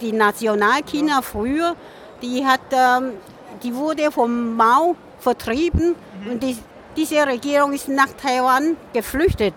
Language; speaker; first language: German; non-native, learner; Min Nan Chinese